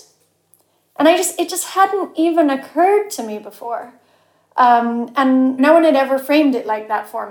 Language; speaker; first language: English; native; English